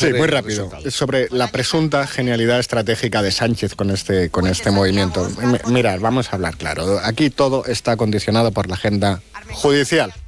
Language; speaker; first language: Spanish; native; Spanish